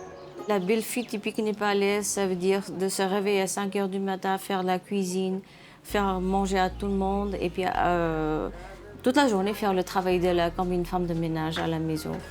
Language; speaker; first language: French; non-native, fluent; Nepali